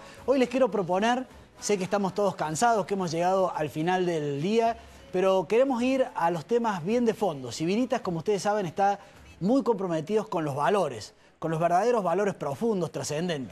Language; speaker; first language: Spanish; native; Spanish